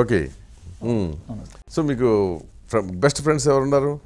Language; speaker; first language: Telugu; native; Telugu